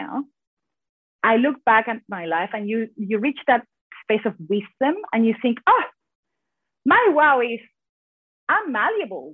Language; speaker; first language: English; non-native, fluent; Spanish